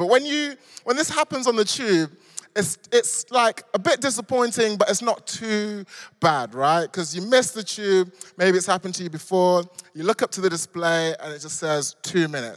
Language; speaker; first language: English; native; English